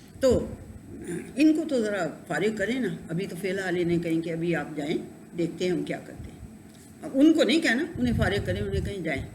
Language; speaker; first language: Urdu; non-native, local second language; Punjabi